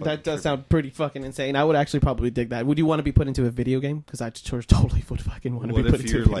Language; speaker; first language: English; native; English